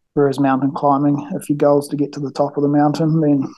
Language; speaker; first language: English; native; English